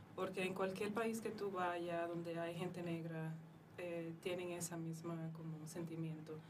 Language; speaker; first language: Spanish; early bilingual, heritage; Spanish